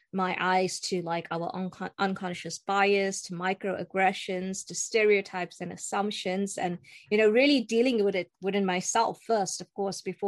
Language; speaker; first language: English; native; English